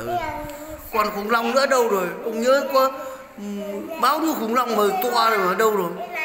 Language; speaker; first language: Vietnamese; native; Vietnamese